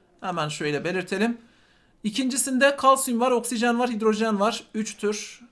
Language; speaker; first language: Turkish; native; Turkish